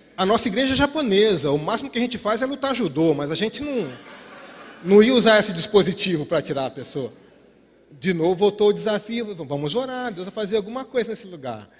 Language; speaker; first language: Portuguese; native; Portuguese